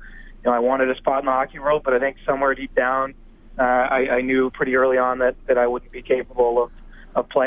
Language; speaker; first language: English; native; English